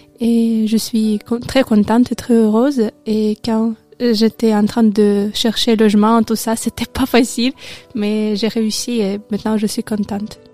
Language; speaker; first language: French; non-native, learner; Russian